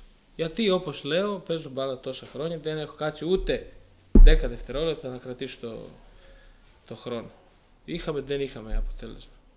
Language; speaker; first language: Greek; non-native, fluent; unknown